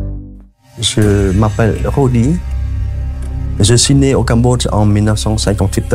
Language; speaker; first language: French; non-native, fluent; Khmer